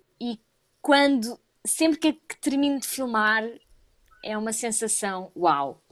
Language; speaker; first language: Portuguese; native; Portuguese